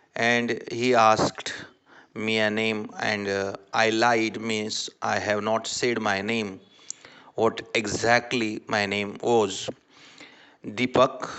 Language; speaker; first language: English; non-native, local second language; Marathi